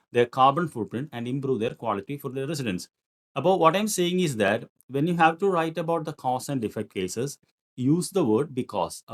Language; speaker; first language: English; non-native, local second language; Malayalam